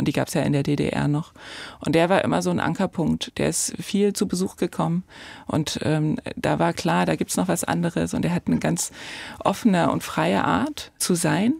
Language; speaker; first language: German; native; German